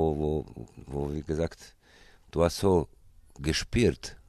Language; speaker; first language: German; non-native, fluent; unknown